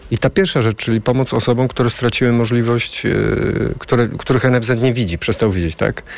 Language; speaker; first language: Polish; native; Polish